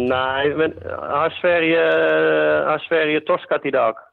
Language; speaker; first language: Swedish; non-native, fluent; Dutch